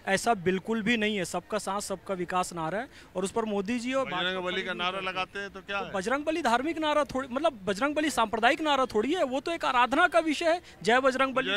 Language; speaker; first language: Hindi; native; Hindi